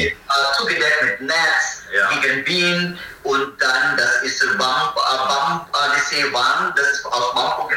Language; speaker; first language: German; non-native, learner; Filipino